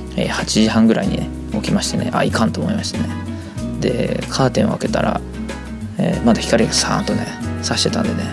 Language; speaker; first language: Japanese; native; Japanese